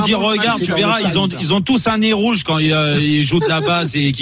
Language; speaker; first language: French; native; French